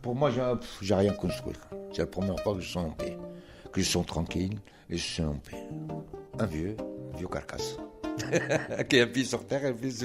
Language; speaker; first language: French; non-native, local second language; Arabic